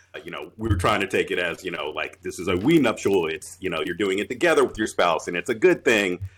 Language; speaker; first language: English; native; English